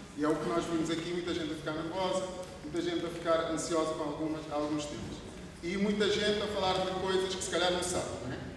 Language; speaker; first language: Portuguese; non-native, local second language; Kabuverdianu